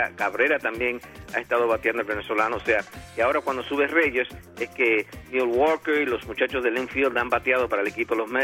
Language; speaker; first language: Spanish; native; Spanish